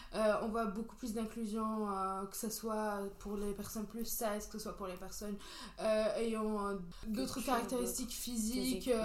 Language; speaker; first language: French; non-native, local second language; Kabyle